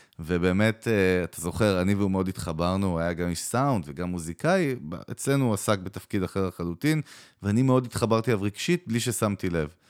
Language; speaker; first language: Hebrew; native; Hebrew